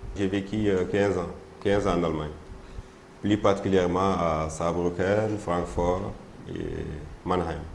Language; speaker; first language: French; non-native, local second language; Soninke